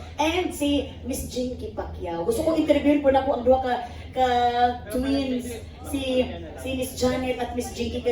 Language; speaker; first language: Filipino; non-native, local second language; Cebuano